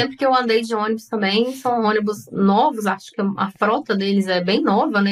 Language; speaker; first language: Portuguese; native; Portuguese